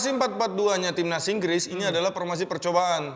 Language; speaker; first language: Indonesian; native; Indonesian